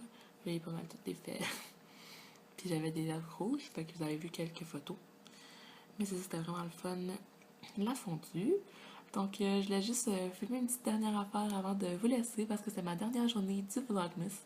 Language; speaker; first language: French; native; French